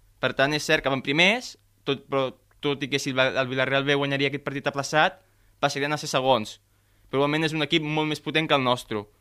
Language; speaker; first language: Catalan; native; Catalan